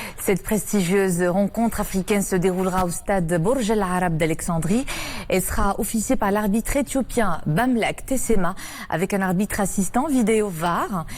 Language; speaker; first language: French; non-native, local second language; Arabic